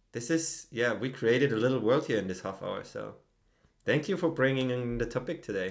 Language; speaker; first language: English; non-native, fluent; German